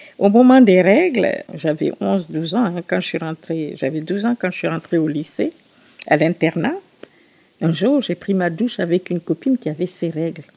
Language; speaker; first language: French; non-native, local second language; Susu